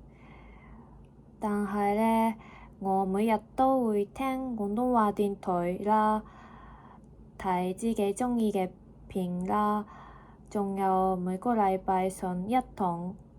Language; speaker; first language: Cantonese; non-native, learner; Japanese